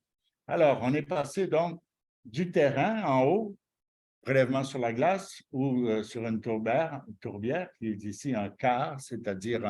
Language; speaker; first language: French; native; French